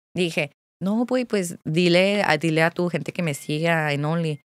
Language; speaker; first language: Spanish; non-native, fluent; English